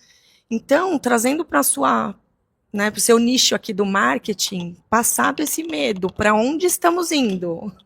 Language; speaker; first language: Portuguese; native; Portuguese